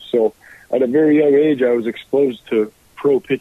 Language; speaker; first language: English; native; English